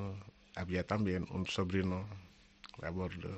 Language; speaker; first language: Spanish; non-native, learner; Wolof